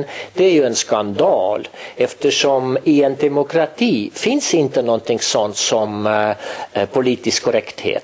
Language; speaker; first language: Swedish; non-native, fluent; Estonian